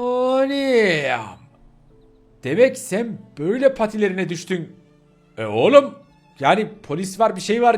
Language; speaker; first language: Turkish; native; Turkish